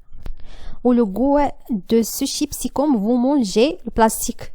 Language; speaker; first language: French; non-native, learner; Arabic